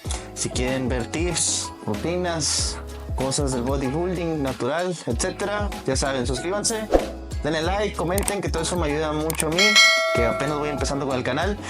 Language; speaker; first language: Spanish; native; Spanish